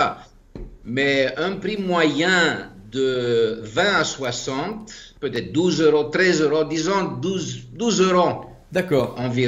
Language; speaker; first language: French; non-native, fluent; Greek